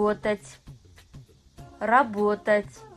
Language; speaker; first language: Russian; non-native, fluent; Kazakh